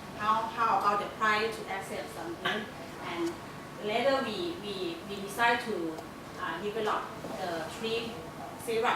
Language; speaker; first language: English; non-native, learner; Thai